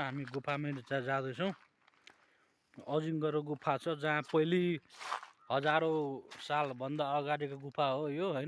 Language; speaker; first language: Nepali; non-native, local second language; Maithili